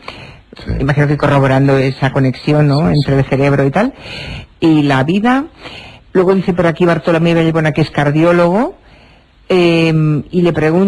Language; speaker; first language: Spanish; native; Spanish